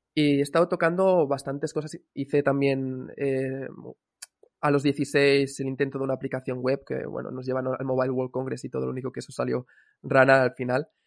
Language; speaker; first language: Spanish; native; Spanish